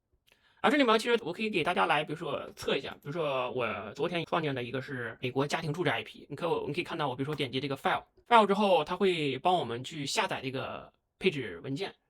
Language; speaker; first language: Chinese; native; Chinese